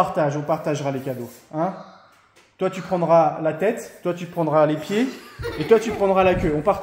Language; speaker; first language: French; native; French